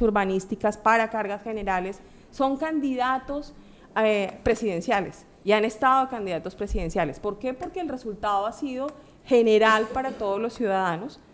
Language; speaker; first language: Spanish; native; Spanish